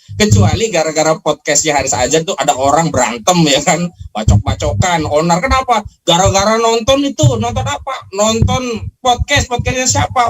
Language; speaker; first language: Indonesian; native; Indonesian